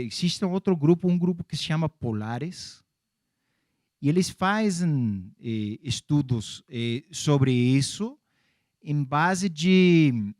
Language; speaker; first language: Portuguese; non-native, fluent; English